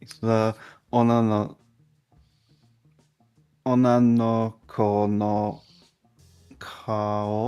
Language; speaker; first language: Japanese; non-native, learner; English